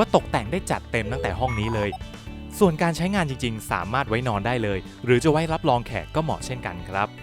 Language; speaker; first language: Thai; native; Thai